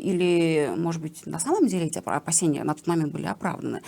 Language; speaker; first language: Russian; native; Russian